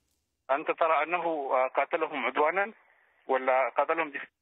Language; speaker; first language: Arabic; native; Arabic